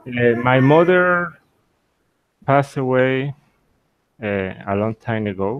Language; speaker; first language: English; non-native, learner; Spanish